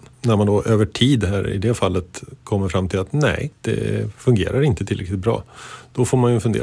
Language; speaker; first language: Swedish; native; Swedish